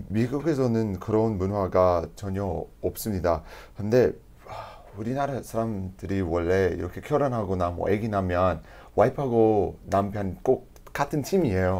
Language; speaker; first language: Korean; non-native, learner; English